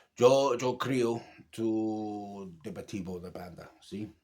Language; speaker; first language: Spanish; non-native, learner; English